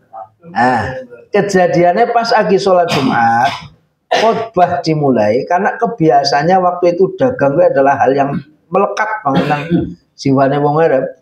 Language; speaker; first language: Indonesian; non-native, local second language; Javanese